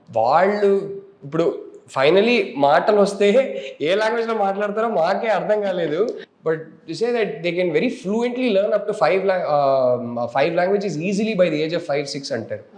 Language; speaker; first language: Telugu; non-native, local second language; Tamil